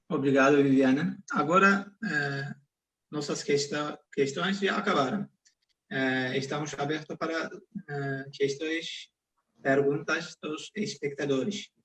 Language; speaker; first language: Portuguese; non-native, fluent; Turkish